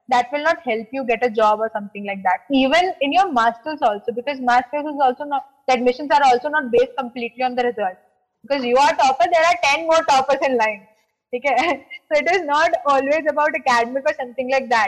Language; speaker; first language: English; non-native, local second language; Hindi